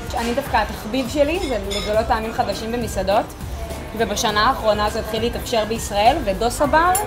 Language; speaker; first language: Hebrew; native; Hebrew